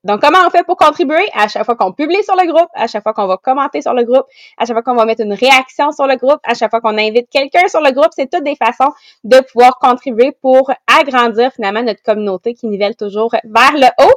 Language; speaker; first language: French; native; French